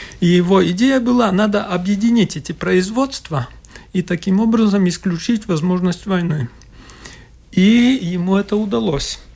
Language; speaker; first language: Russian; non-native, local second language; Latvian